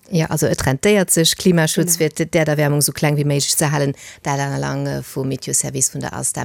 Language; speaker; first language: Luxembourgish; native; Luxembourgish